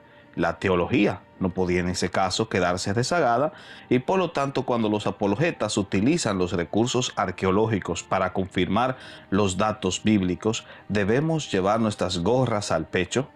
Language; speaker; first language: Spanish; native; Spanish